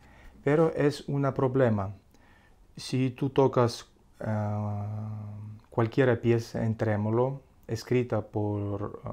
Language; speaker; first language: Spanish; non-native, learner; Russian